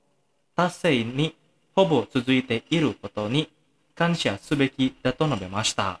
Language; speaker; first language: Japanese; non-native, fluent; Indonesian